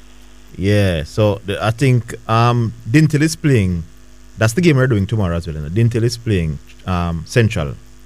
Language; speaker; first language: English; native; English